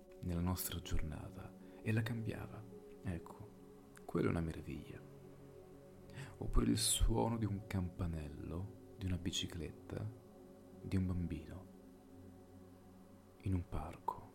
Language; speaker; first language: Italian; native; Italian